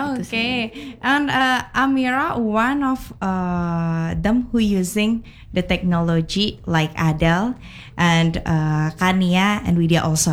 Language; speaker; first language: English; non-native, learner; Indonesian